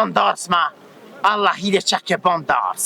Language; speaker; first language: Albanian; native; Albanian